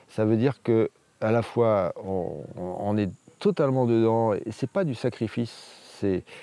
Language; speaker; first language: French; native; French